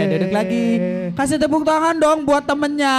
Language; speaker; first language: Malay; non-native, local second language; Javanese